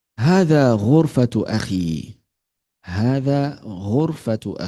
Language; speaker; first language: Arabic; non-native, fluent; Yoruba